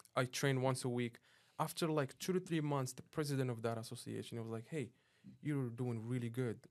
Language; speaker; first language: English; non-native, fluent; Arabic